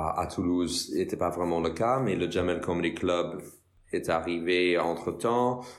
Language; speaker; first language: French; non-native, fluent; English